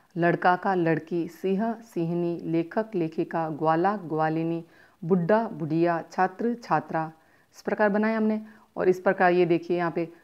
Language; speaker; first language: Hindi; native; Hindi